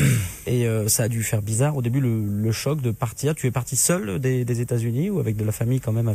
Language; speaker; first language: French; native; French